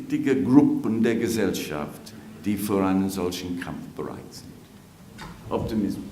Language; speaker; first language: German; non-native, fluent; English